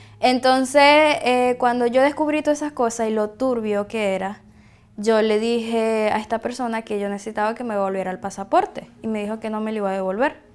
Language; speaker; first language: Spanish; native; Spanish